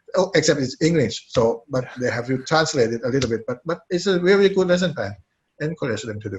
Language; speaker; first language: English; non-native, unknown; Thai